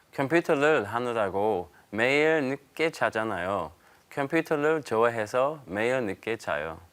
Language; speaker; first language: Korean; non-native, learner; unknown